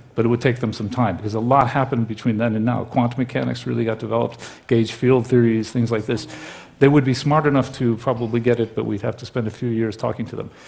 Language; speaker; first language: English; native; English